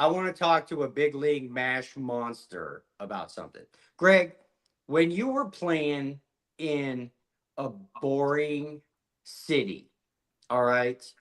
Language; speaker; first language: English; native; English